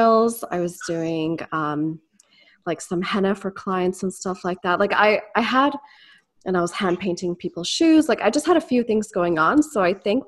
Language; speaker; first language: English; native; English